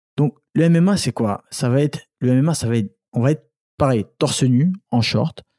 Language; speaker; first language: French; early bilingual, other home language; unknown